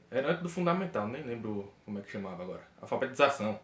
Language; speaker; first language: Portuguese; native; Portuguese